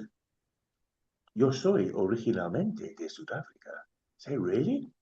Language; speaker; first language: Spanish; non-native, fluent; English